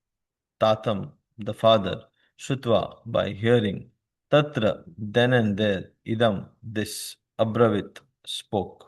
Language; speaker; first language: English; non-native, local second language; Hindi